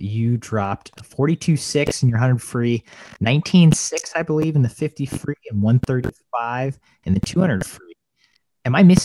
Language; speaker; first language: English; native; English